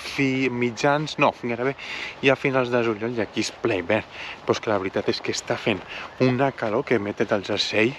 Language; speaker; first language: Catalan; native; Catalan